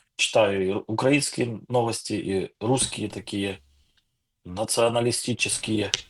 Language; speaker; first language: Russian; non-native, local second language; Ukrainian